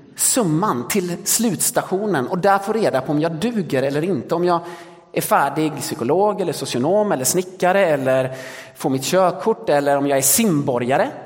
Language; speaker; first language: Swedish; early bilingual, other home language; Danish